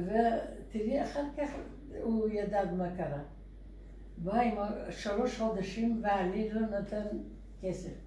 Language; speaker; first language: Hebrew; non-native, learner; Russian